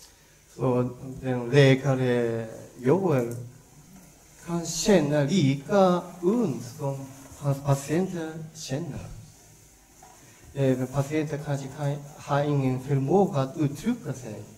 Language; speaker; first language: Swedish; non-native, learner; Japanese